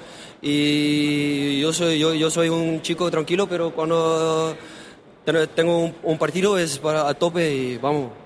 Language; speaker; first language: Spanish; non-native, learner; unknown